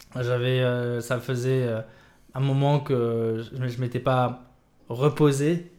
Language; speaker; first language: French; native; French